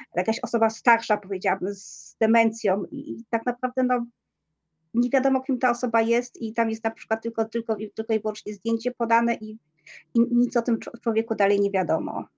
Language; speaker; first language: Polish; native; Polish